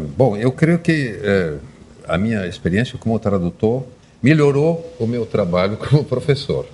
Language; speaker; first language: Portuguese; non-native, fluent; German